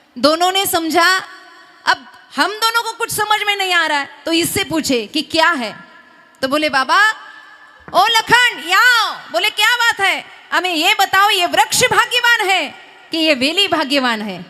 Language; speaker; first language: Hindi; non-native, local second language; Marathi